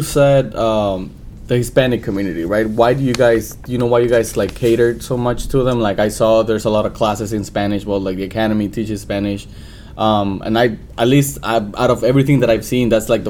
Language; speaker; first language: English; non-native, fluent; Spanish